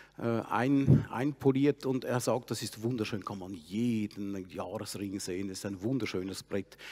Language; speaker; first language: German; native; German